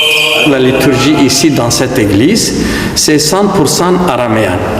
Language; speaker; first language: French; non-native, fluent; Aramaic